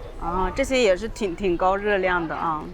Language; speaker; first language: Chinese; native; Chinese